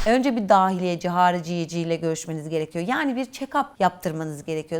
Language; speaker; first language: Turkish; native; Turkish